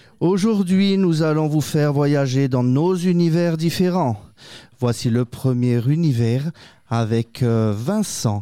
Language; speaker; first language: French; native; French